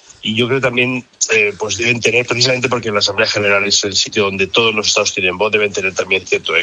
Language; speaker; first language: Spanish; native; Spanish